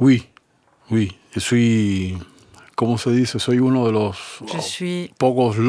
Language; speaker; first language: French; non-native, fluent; Spanish